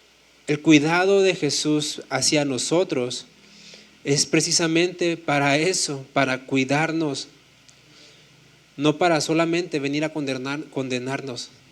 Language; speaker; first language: Spanish; native; Spanish